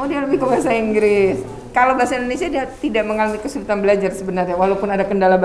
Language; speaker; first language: Indonesian; native; Indonesian